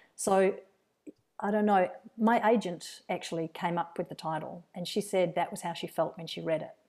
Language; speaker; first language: English; native; English